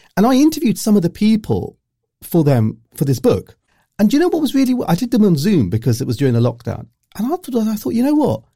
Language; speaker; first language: English; early bilingual, other home language; Urdu